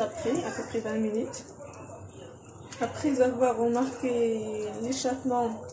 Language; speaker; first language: French; non-native, local second language; Arabic